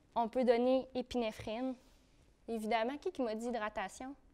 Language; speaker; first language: French; native; French